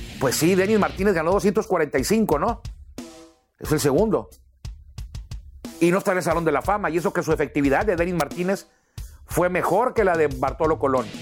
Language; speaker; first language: Spanish; native; Spanish